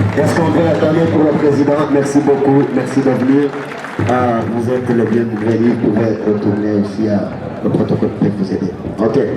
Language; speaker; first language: French; non-native, local second language; Rundi